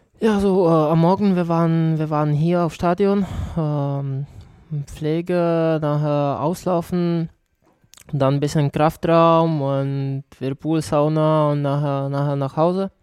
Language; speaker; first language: German; non-native, learner; Czech